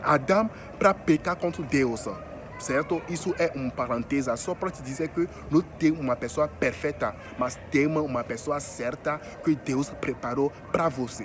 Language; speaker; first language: Portuguese; non-native, fluent; French